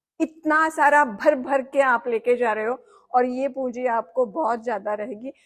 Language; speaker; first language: Hindi; non-native, local second language; Marathi